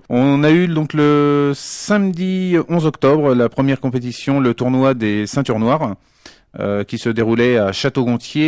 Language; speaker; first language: French; native; French